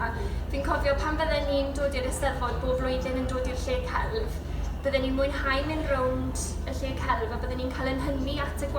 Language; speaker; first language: Welsh; native; Welsh